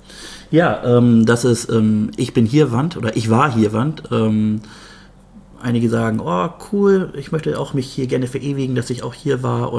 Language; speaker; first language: German; native; German